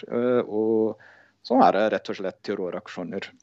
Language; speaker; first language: Norwegian; non-native, fluent; Portuguese